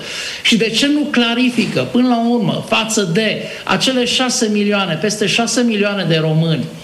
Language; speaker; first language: Romanian; native; Romanian